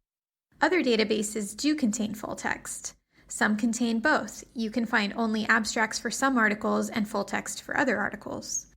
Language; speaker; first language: English; native; English